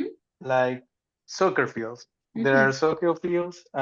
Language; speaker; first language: English; non-native, learner; Spanish